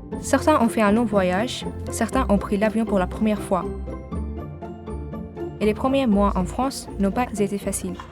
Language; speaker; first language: French; non-native, learner; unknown